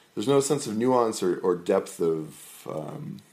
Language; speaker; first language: English; native; English